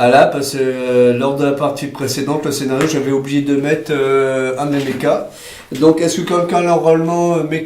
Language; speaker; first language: French; native; French